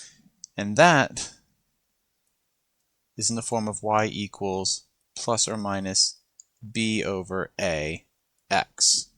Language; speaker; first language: English; native; English